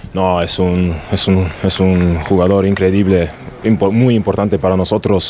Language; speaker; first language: Spanish; non-native, learner; German